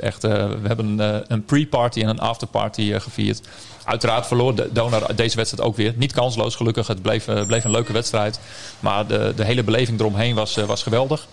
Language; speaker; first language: Dutch; native; Dutch